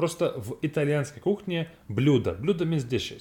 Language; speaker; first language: Russian; non-native, learner; English